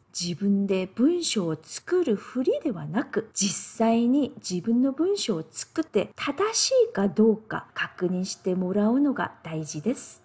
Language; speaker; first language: Japanese; non-native, fluent; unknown